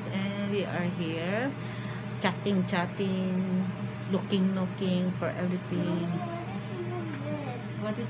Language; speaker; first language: English; non-native, local second language; Filipino